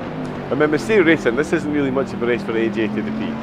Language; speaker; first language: English; native; English